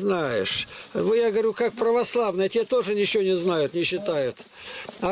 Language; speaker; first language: Russian; native; Russian